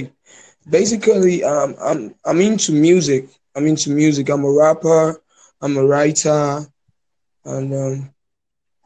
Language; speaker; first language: English; non-native, local second language; Yoruba